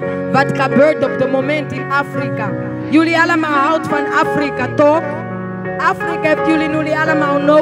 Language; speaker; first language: Dutch; non-native, learner; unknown